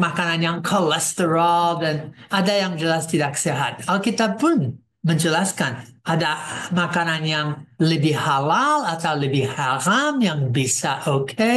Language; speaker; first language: Indonesian; non-native, fluent; English